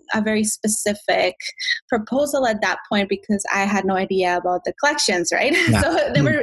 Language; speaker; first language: English; non-native, fluent; Spanish